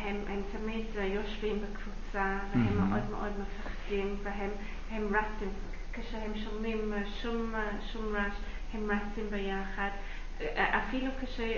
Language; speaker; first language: Hebrew; non-native, fluent; English